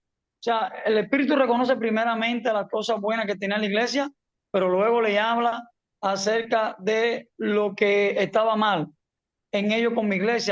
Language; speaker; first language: Spanish; native; Spanish